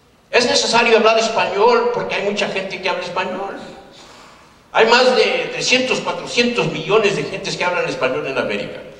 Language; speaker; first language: Spanish; early bilingual, heritage; Spanish